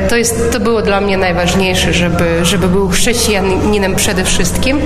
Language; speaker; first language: Polish; non-native, local second language; Ukrainian